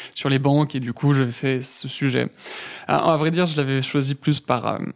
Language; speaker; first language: French; native; French